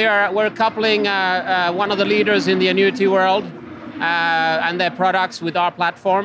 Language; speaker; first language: English; non-native, fluent; Finnish